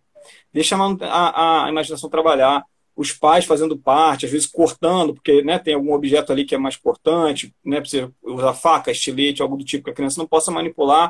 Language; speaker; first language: Portuguese; native; Portuguese